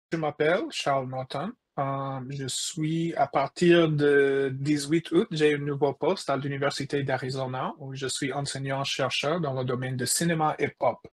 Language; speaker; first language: French; non-native, fluent; English